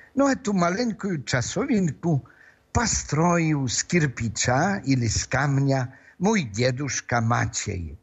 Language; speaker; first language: Russian; non-native, fluent; Polish